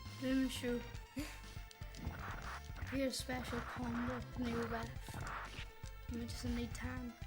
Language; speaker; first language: Welsh; non-native, local second language; English